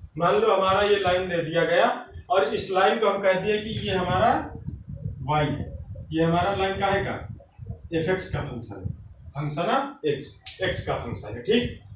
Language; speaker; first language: Hindi; native; Hindi